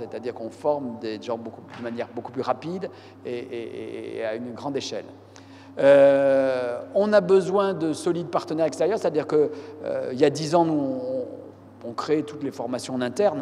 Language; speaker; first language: French; native; French